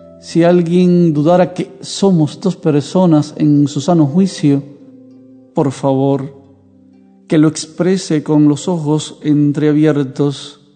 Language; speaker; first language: Spanish; native; Spanish